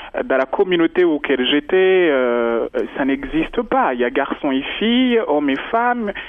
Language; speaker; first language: French; non-native, local second language; Kinyarwanda